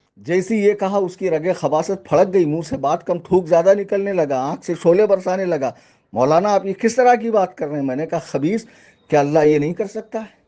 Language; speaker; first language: Urdu; native; Urdu